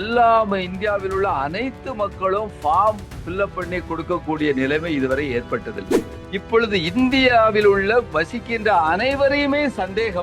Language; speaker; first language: Tamil; native; Tamil